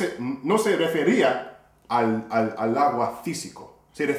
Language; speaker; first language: Spanish; non-native, fluent; English